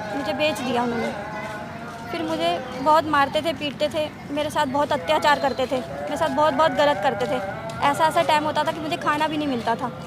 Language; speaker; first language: Hindi; non-native, local second language; Tamil